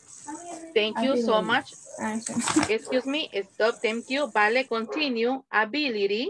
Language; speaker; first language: English; non-native, fluent; Spanish